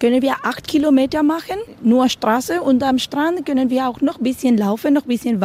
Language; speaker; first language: German; non-native, learner; Spanish